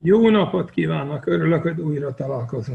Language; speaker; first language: Hungarian; non-native, fluent; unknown